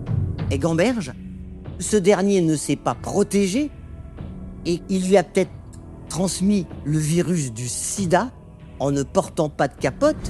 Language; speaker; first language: French; native; French